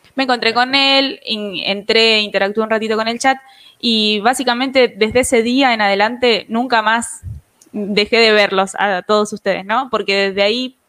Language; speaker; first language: Spanish; native; Spanish